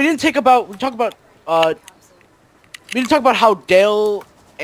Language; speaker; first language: English; native; English